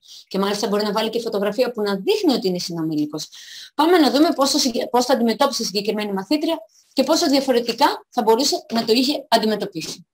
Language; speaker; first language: Greek; native; Greek